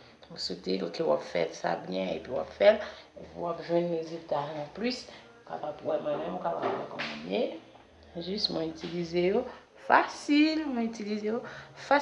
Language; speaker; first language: French; non-native, learner; Haitian Creole